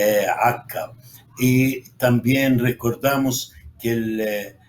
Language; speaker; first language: Spanish; non-native, fluent; Arabic